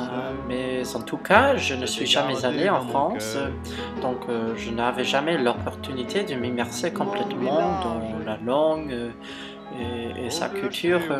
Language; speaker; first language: French; non-native, fluent; English